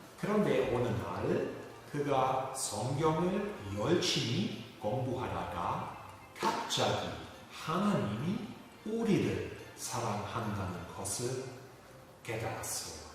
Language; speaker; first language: Korean; non-native, fluent; German